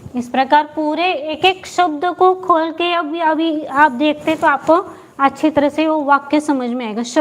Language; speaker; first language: Hindi; non-native, local second language; Marathi